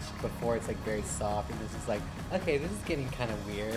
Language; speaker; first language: English; native; English